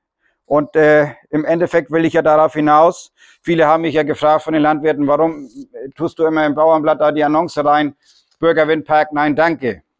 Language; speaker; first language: German; native; German